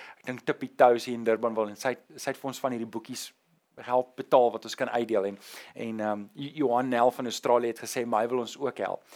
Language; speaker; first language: Afrikaans; native; Afrikaans